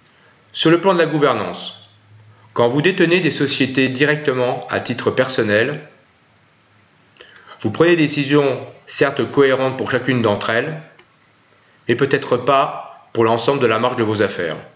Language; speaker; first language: French; native; French